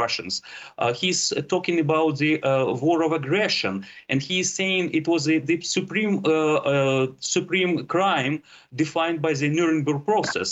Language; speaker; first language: English; non-native, fluent; Russian